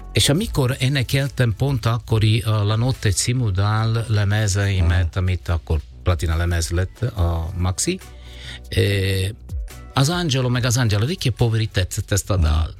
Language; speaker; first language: Hungarian; non-native, learner; Italian